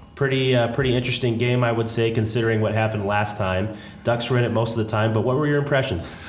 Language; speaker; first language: English; native; English